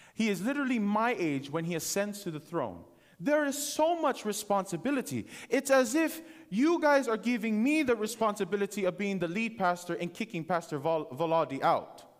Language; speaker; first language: English; native; English